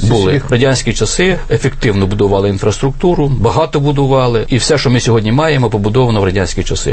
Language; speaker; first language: Ukrainian; native; Ukrainian